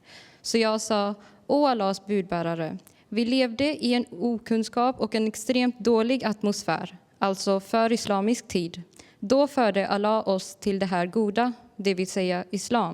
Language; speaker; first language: Swedish; early bilingual, other home language; Urdu